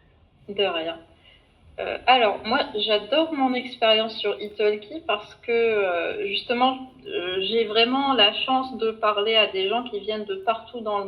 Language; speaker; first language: French; non-native, fluent; Arabic